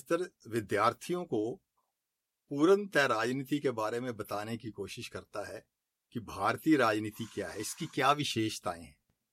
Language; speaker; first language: Hindi; native; Hindi